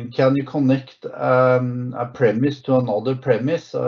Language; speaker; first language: English; non-native, fluent; Norwegian